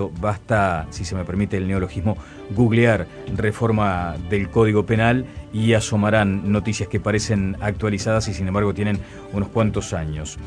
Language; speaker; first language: Spanish; native; Spanish